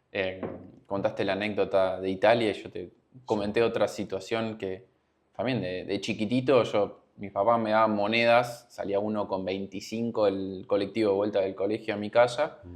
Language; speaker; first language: Spanish; native; Spanish